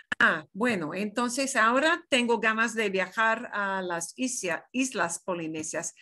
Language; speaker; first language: Spanish; non-native, fluent; English